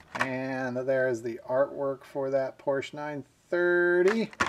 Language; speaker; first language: English; native; English